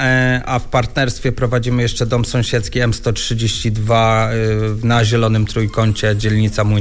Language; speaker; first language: Polish; native; Polish